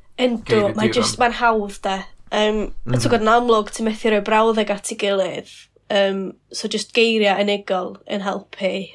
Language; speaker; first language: Welsh; non-native, local second language; English